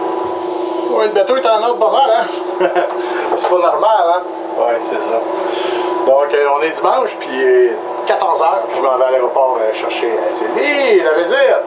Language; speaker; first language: French; native; French